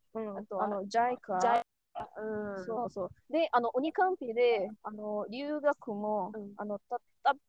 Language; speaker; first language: Japanese; non-native, learner; Portuguese